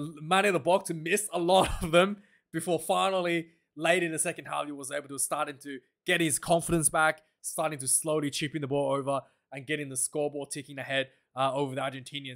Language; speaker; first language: English; non-native, local second language; Afrikaans